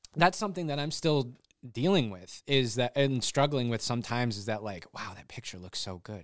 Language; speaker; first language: English; native; English